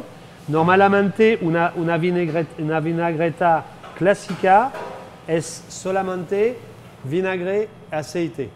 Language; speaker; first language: Spanish; non-native, fluent; French